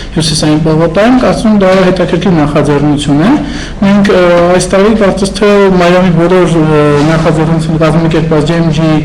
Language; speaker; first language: Armenian; native; Armenian